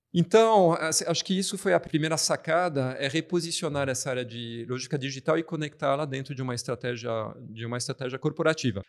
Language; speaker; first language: Portuguese; non-native, fluent; French